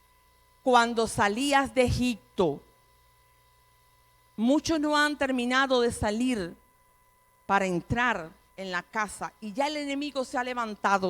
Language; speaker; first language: Spanish; native; Spanish